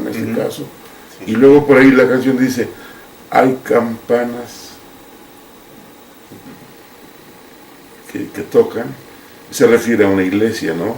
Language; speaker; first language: Spanish; native; Spanish